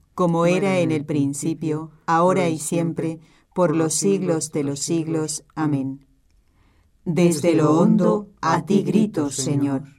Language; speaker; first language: Spanish; native; Spanish